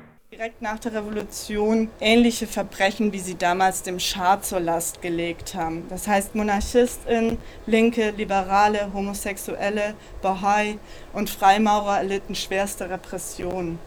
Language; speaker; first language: German; native; German